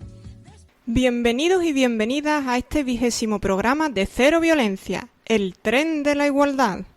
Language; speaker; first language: Spanish; native; Spanish